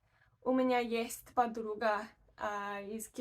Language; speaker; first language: Russian; non-native, learner; English